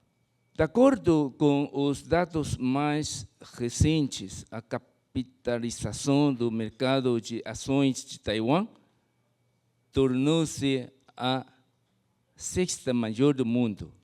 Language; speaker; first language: Portuguese; non-native, fluent; Chinese